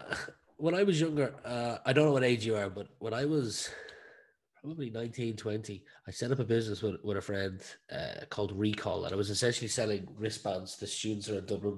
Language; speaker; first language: English; native; English